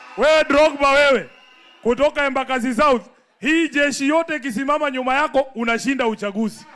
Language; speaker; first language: Swahili; non-native, local second language; Luyia